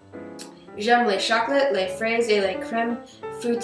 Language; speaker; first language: French; non-native, learner; English